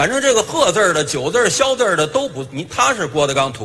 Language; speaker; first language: Chinese; native; Chinese